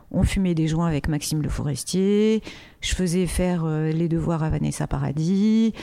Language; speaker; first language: French; native; French